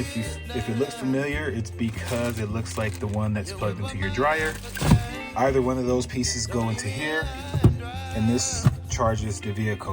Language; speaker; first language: English; native; English